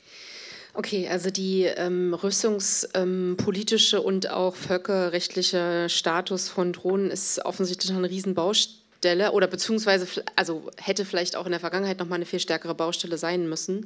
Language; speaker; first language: German; native; German